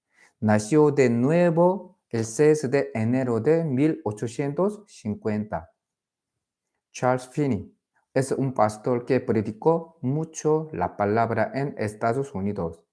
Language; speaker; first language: Spanish; non-native, fluent; Korean